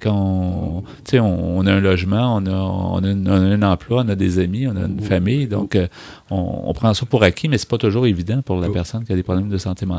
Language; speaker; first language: French; native; French